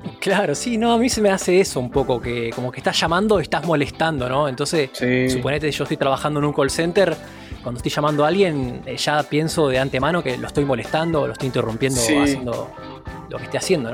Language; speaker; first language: Spanish; native; Spanish